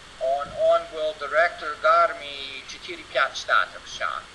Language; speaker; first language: Russian; non-native, learner; English